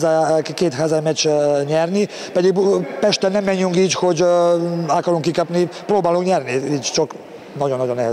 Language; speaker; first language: Hungarian; non-native, learner; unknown